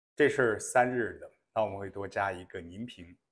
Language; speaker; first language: Chinese; native; Chinese